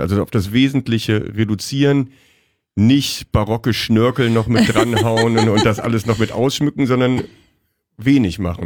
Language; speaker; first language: German; native; German